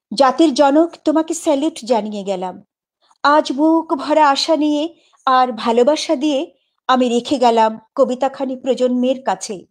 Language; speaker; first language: Bangla; native; Bangla